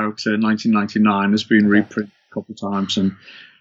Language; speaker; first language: English; native; English